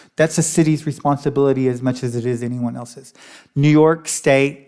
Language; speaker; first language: English; native; English